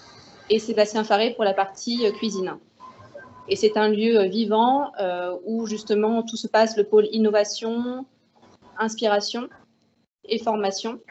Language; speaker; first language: French; native; French